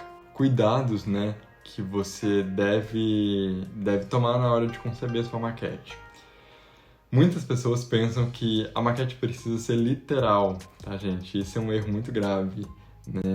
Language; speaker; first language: Portuguese; native; Portuguese